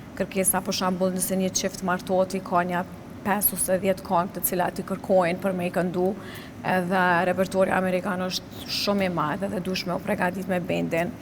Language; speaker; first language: Albanian; native; Albanian